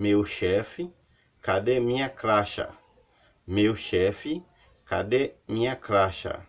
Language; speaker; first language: Portuguese; non-native, learner; Haitian Creole